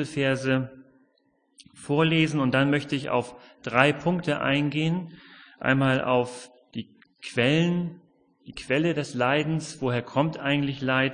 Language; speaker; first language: German; native; German